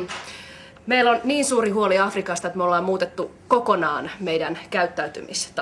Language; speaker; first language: Finnish; native; Finnish